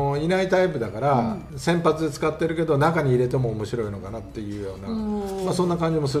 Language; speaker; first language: Japanese; native; Japanese